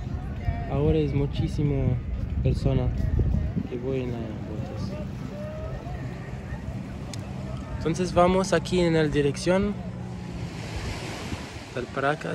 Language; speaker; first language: Spanish; non-native, learner; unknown